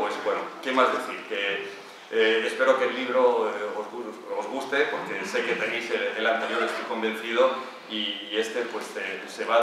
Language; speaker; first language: Spanish; native; Spanish